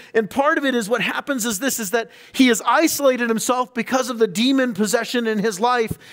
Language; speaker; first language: English; native; English